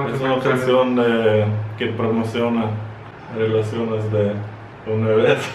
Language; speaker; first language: Spanish; non-native, fluent; Russian